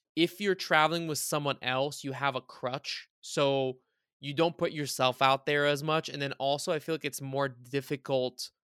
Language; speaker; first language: English; early bilingual, other home language; Bulgarian